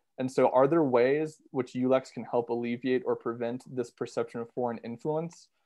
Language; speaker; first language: English; native; English